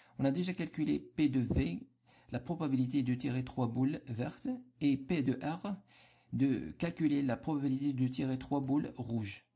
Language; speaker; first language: French; non-native, local second language; Arabic